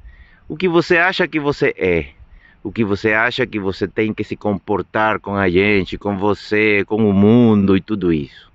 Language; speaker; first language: Portuguese; non-native, fluent; Spanish